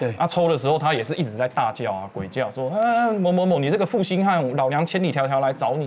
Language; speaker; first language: Chinese; native; Chinese